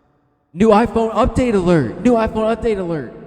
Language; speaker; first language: English; native; English